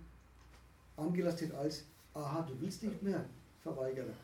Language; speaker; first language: German; native; German